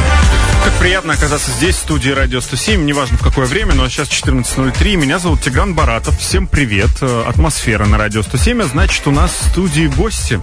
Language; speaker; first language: Russian; native; Russian